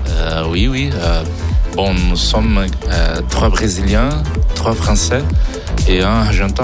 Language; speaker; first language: French; non-native, learner; Portuguese